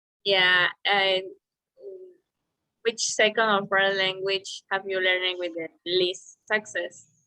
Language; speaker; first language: English; non-native, learner; Spanish